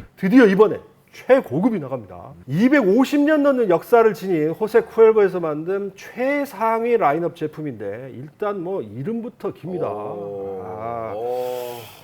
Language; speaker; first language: Korean; native; Korean